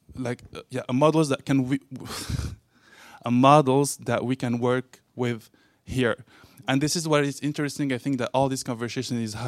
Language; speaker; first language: English; non-native, fluent; Arabic